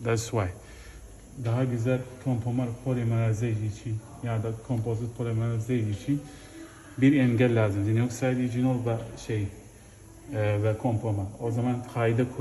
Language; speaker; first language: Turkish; non-native, fluent; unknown